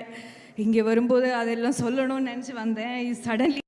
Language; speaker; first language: Tamil; non-native, fluent; Malayalam